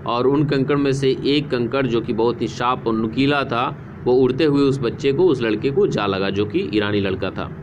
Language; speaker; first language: Hindi; native; Hindi